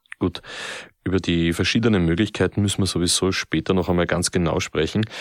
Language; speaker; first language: German; native; German